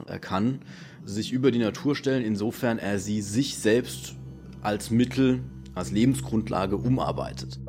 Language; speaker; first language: German; native; German